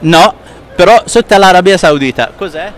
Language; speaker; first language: Italian; non-native, fluent; Arabic